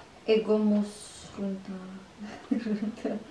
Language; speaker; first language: German; non-native, learner; Indonesian